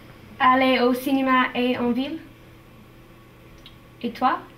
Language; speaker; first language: French; non-native, learner; English